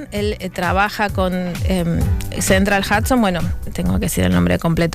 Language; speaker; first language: Spanish; native; Spanish